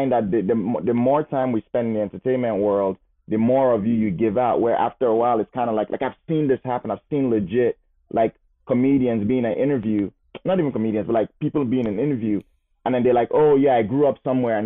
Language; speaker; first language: English; non-native, local second language; Igbo